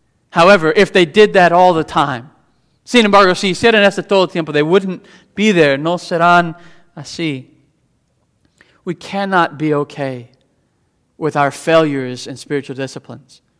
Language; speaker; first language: English; native; English